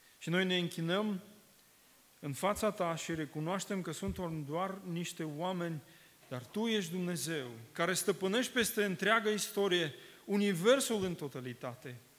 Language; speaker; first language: Romanian; non-native, fluent; Russian